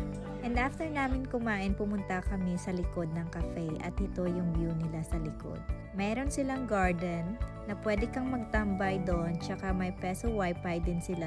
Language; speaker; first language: Filipino; non-native, local second language; Hiligaynon